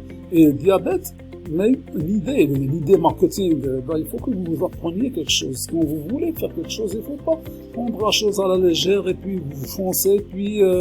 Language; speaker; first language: French; non-native, local second language; Arabic